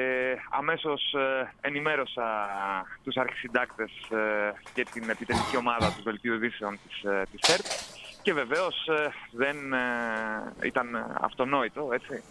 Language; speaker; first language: Greek; native; Greek